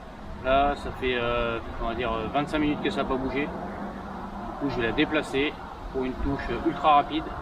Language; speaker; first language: French; native; French